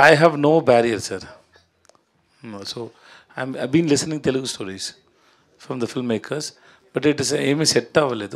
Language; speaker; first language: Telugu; non-native, learner; Tamil